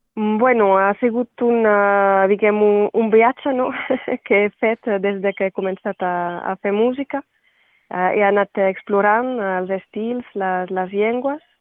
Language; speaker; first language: Catalan; non-native, local second language; French